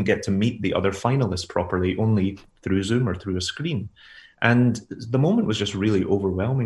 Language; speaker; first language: English; native; English